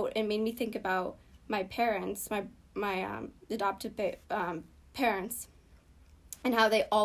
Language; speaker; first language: English; early bilingual, other home language; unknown